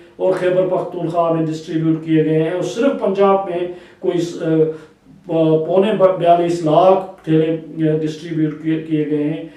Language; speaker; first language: Urdu; non-native, local second language; Sindhi